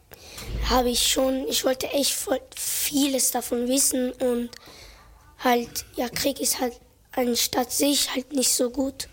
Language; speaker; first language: German; early bilingual, other home language; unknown